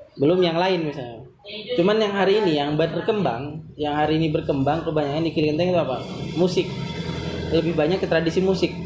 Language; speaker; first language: Indonesian; non-native, local second language; Madurese